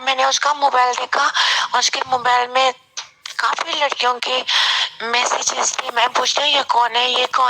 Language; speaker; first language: Hindi; non-native, local second language; Punjabi